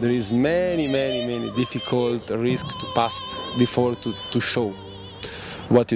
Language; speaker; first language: English; non-native, learner; Spanish